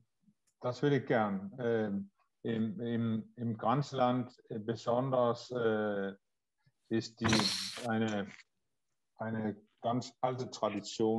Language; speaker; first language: German; non-native, learner; Danish